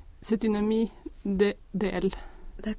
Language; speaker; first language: French; non-native, learner; Swedish